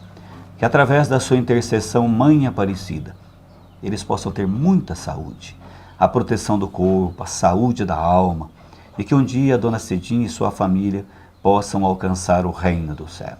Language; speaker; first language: Portuguese; native; Portuguese